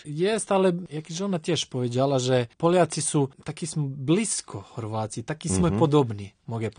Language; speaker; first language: Polish; non-native, learner; Croatian